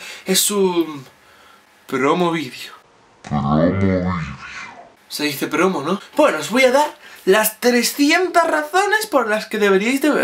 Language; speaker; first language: Spanish; native; Spanish